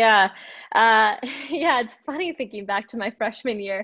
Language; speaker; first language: English; native; English